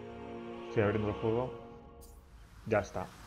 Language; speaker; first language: Spanish; native; Spanish